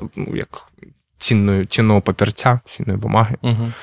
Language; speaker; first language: Ukrainian; non-native, local second language; Russian